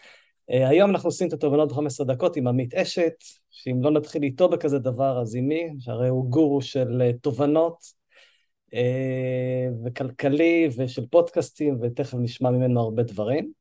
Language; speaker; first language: Hebrew; native; Hebrew